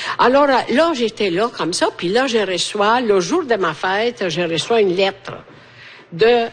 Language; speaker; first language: French; non-native, fluent; Italian